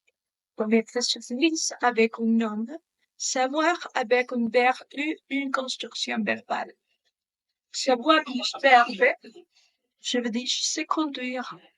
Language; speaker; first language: French; non-native, learner; Spanish